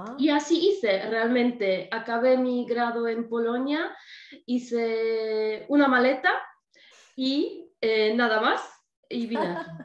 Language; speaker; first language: Spanish; non-native, fluent; Polish